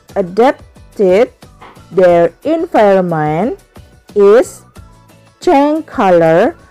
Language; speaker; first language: English; non-native, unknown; Indonesian